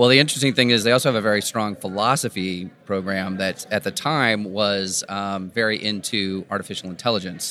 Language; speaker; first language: English; native; English